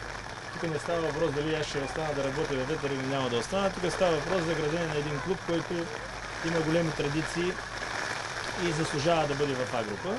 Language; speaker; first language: Bulgarian; native; Bulgarian